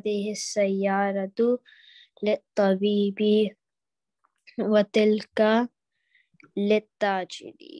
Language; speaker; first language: Arabic; non-native, learner; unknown